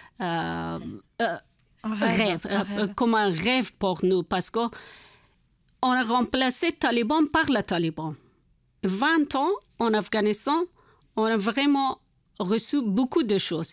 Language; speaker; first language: French; non-native, learner; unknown